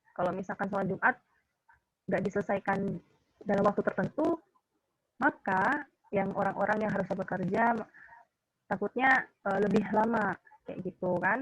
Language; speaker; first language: Indonesian; native; Indonesian